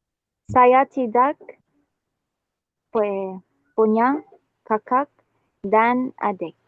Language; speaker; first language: Indonesian; non-native, learner; Arabic